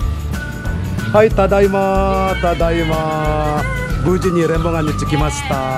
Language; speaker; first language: Japanese; non-native, fluent; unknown